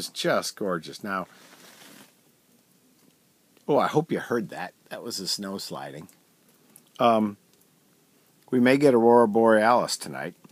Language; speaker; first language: English; native; English